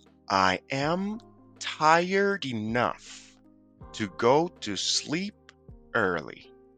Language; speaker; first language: English; non-native, fluent; Spanish